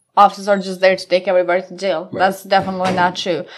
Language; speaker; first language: English; non-native, fluent; Albanian